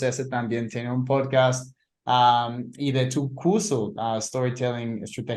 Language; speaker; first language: Spanish; non-native, fluent; English